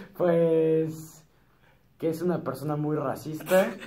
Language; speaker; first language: Spanish; native; Spanish